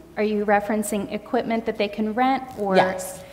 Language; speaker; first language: English; native; English